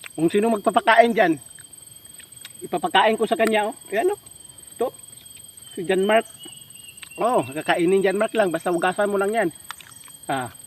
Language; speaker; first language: Filipino; non-native, local second language; Cebuano